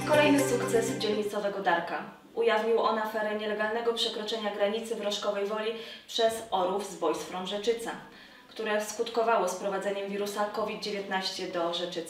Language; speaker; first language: Polish; native; Polish